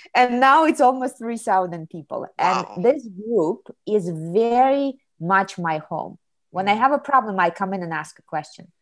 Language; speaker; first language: English; non-native, fluent; Kazakh